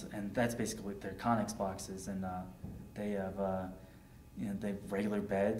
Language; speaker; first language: English; native; English